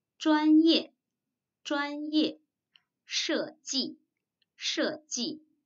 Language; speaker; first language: Chinese; non-native, fluent; Korean